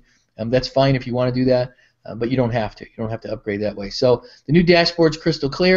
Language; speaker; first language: English; native; English